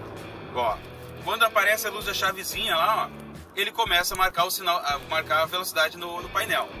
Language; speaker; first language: Portuguese; native; Portuguese